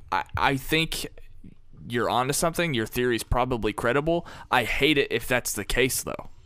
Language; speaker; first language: English; native; English